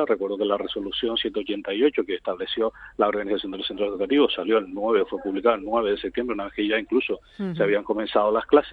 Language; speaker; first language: Spanish; native; Spanish